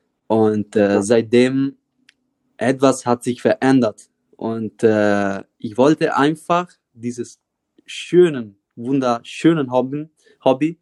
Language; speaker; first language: German; non-native, fluent; Italian